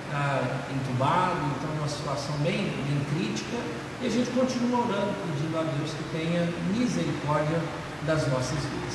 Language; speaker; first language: Portuguese; native; Portuguese